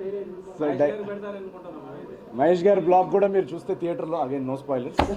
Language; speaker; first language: Telugu; native; Telugu